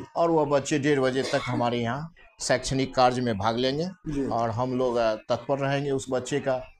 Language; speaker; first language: Hindi; native; Hindi